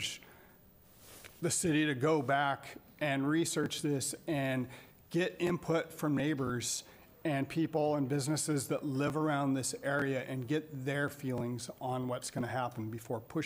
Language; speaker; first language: English; native; English